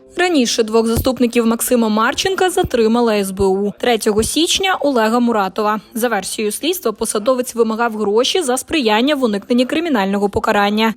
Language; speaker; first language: Ukrainian; native; Ukrainian